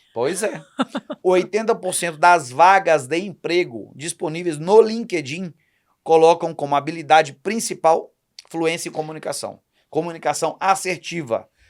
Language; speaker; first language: Portuguese; native; Portuguese